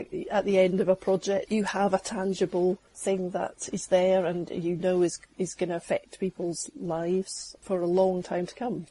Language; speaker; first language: English; native; English